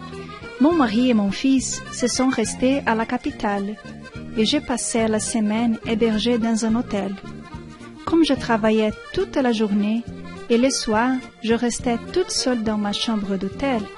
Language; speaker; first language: French; non-native, learner; Portuguese